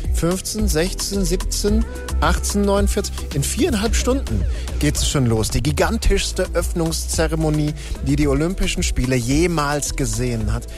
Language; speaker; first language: German; native; German